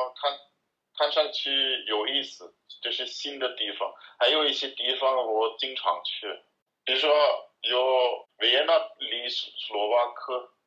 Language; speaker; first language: Chinese; non-native, learner; German